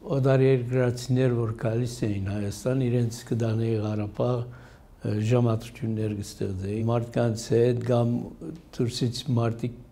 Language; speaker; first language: Armenian; early bilingual, heritage; Armenian